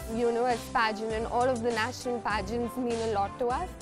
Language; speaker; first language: English; non-native, local second language; Hindi